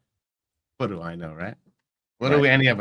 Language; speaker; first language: English; native; English